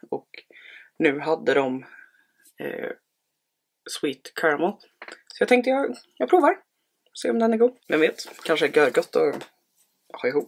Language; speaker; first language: Swedish; native; Swedish